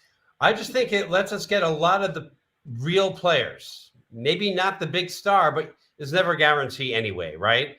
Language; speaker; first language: English; native; English